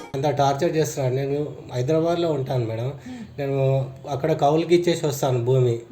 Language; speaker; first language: Telugu; native; Telugu